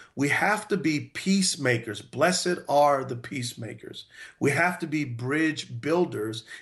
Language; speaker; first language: English; native; English